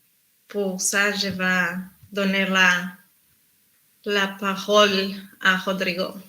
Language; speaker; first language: French; non-native, learner; Spanish